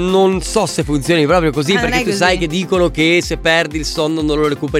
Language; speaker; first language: Italian; native; Italian